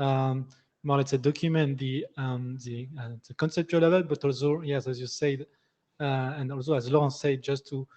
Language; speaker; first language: English; non-native, fluent; French